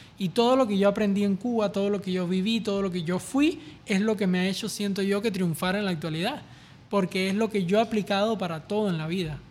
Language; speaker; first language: Spanish; native; Spanish